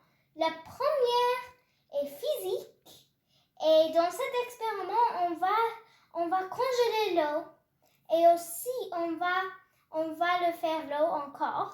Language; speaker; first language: French; non-native, learner; English